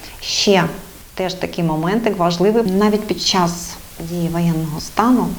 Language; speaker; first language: Ukrainian; native; Ukrainian